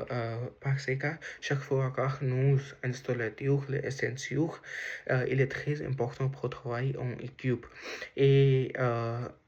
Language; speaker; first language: French; non-native, learner; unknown